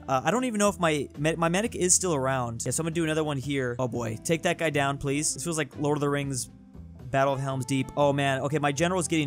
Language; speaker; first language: English; native; English